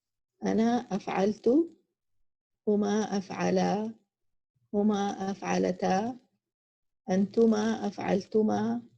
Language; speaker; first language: Arabic; non-native, learner; English